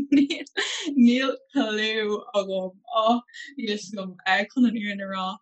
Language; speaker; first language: Irish; non-native, local second language; English